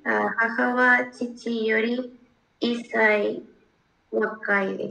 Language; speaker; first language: Japanese; non-native, learner; Spanish